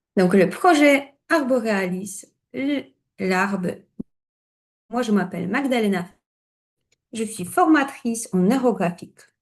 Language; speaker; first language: French; non-native, fluent; Polish